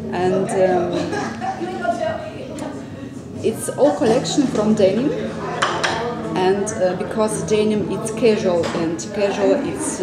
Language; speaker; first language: English; non-native, learner; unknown